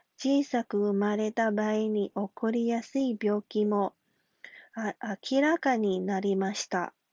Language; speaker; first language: Japanese; non-native, fluent; Chinese